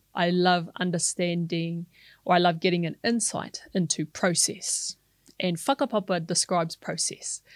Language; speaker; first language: English; non-native, local second language; Māori